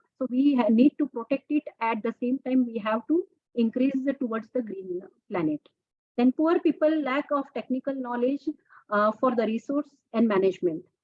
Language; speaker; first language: English; non-native, local second language; Telugu